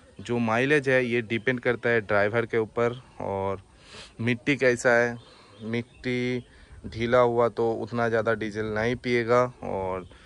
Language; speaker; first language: Hindi; non-native, local second language; Bangla